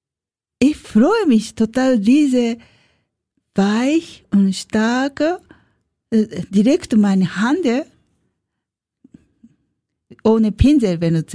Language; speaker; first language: German; non-native, learner; Japanese